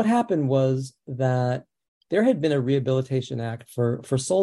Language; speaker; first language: English; early bilingual, other home language; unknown